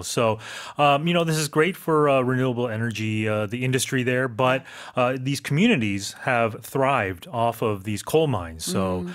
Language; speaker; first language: English; native; English